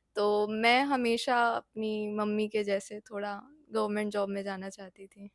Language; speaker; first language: Hindi; native; Hindi